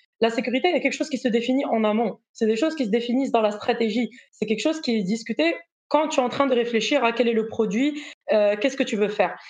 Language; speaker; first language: French; non-native, local second language; Arabic